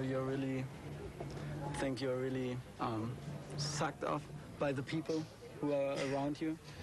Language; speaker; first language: English; non-native, fluent; German